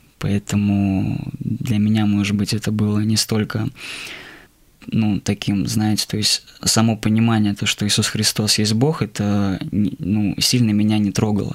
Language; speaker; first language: Russian; native; Russian